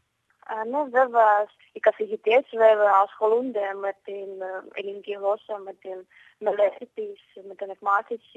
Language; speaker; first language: Greek; non-native, fluent; Ukrainian